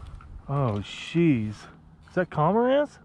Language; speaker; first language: English; native; English